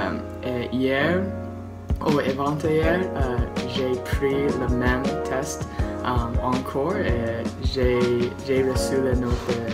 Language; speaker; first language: French; non-native, learner; English